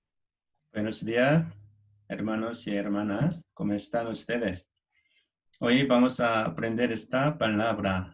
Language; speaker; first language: Spanish; non-native, fluent; Korean